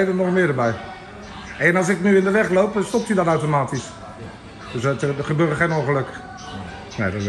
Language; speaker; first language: Dutch; native; Dutch